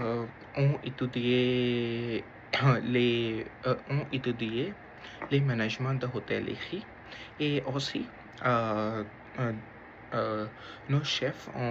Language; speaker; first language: French; non-native, learner; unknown